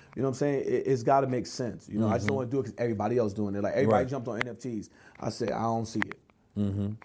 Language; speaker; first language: English; native; English